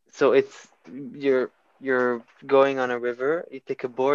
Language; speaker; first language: English; non-native, fluent; Hebrew